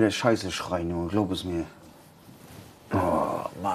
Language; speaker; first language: German; native; German